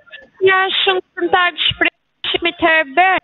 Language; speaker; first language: German; non-native, learner; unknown